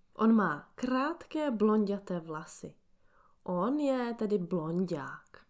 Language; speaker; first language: Czech; native; Czech